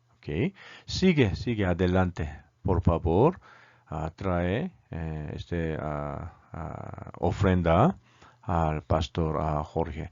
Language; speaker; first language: Spanish; non-native, learner; Korean